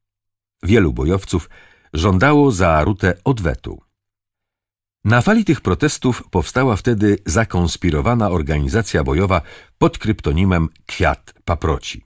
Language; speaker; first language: Polish; native; Polish